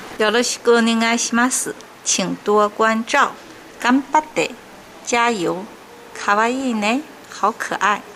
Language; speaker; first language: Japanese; non-native, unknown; Chinese